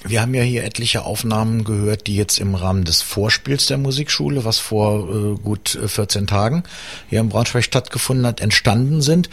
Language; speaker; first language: German; native; German